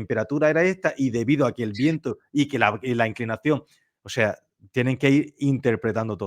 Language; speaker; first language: Spanish; native; Spanish